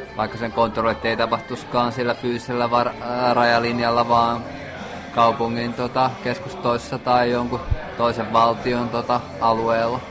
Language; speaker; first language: Finnish; native; Finnish